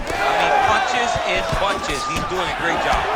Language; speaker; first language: English; native; English